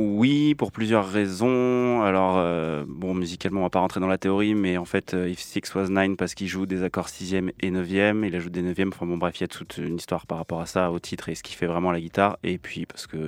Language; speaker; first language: French; native; French